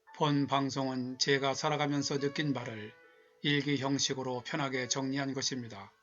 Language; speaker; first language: Korean; native; Korean